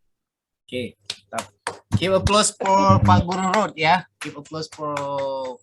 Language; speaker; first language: English; non-native, fluent; Indonesian